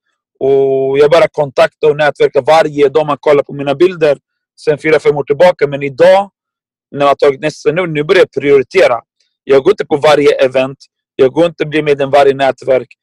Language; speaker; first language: Swedish; non-native, fluent; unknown